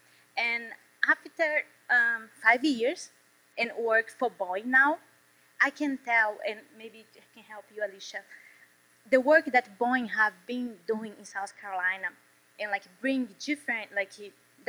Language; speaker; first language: English; non-native, learner; Portuguese